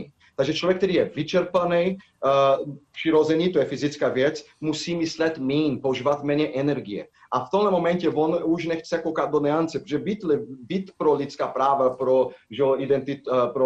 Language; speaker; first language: Czech; non-native, fluent; Portuguese